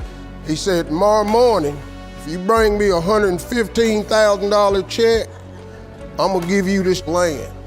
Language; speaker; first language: English; native; English